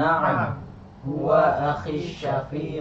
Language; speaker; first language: Arabic; non-native, learner; Indonesian